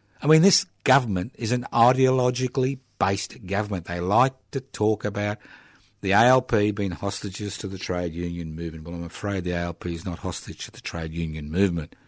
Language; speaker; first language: English; early bilingual, other home language; Italian